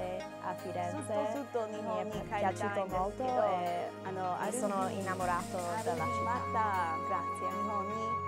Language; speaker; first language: Italian; non-native, learner; English